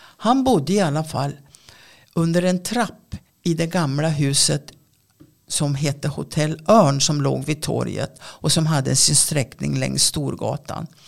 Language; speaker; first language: Swedish; native; Swedish